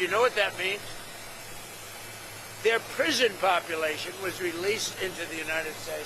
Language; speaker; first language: English; native; English